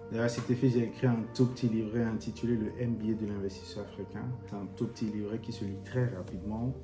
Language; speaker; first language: French; non-native, local second language; Fon